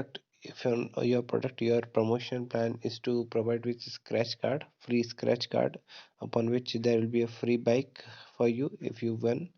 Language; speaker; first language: English; non-native, local second language; Hindi